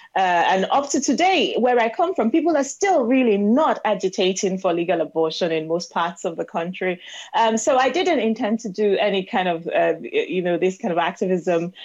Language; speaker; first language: English; non-native, local second language; Igbo